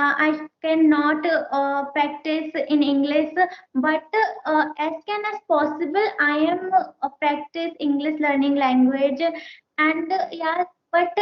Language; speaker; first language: English; non-native, learner; Hindi